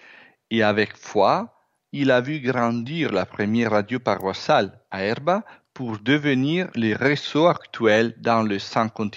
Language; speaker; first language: French; non-native, fluent; Italian